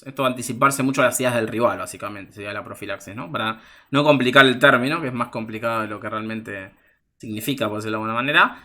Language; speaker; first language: Spanish; native; Spanish